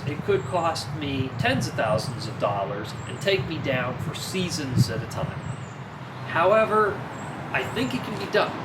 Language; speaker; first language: English; native; English